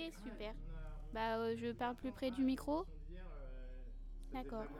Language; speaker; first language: French; native; French